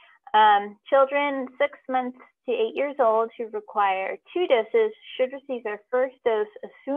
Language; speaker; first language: English; native; English